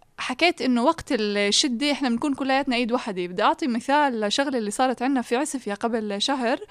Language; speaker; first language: Arabic; native; Arabic